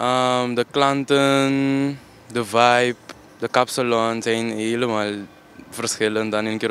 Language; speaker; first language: Dutch; non-native, local second language; Papiamento